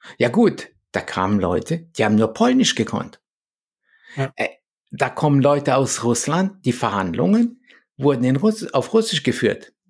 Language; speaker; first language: German; early bilingual, other home language; Polish